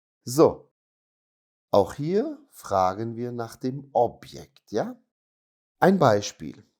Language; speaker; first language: German; non-native, fluent; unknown